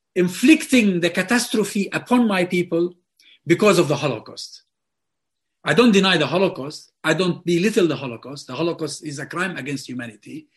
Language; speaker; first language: English; non-native, fluent; Arabic